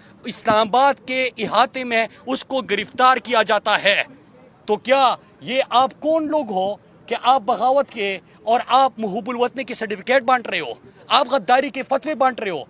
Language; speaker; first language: Urdu; native; Urdu